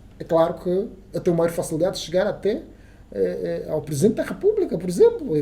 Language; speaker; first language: Portuguese; non-native, local second language; Kongo